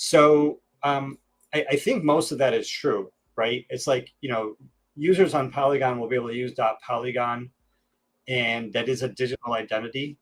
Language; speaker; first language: English; native; English